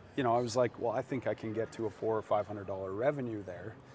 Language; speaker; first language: English; native; English